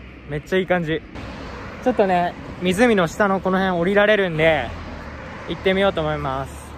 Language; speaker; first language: Japanese; native; Japanese